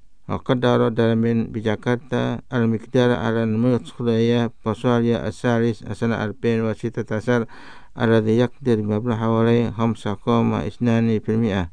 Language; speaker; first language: Arabic; non-native, fluent; Indonesian